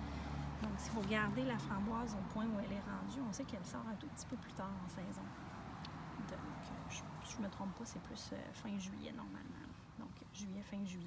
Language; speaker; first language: French; native; French